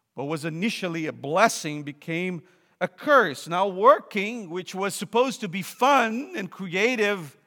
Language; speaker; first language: English; non-native, fluent; Portuguese